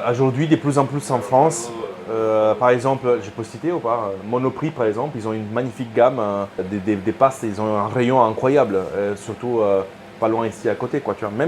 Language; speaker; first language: French; non-native, fluent; Italian